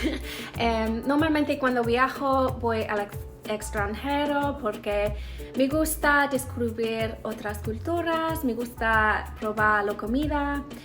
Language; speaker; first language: Spanish; non-native, learner; English